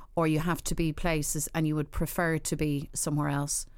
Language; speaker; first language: English; native; English